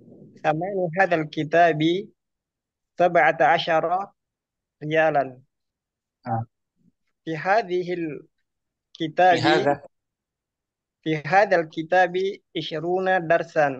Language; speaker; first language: Arabic; non-native, learner; Indonesian